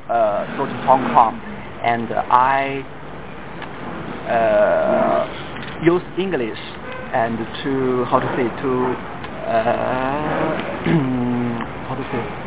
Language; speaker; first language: English; non-native, fluent; Chinese